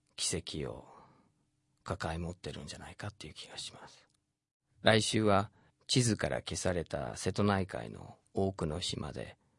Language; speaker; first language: Japanese; non-native, fluent; English